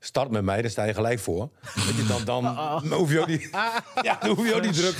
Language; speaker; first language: Dutch; native; Dutch